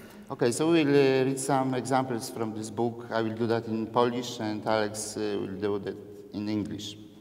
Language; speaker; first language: English; non-native, learner; Polish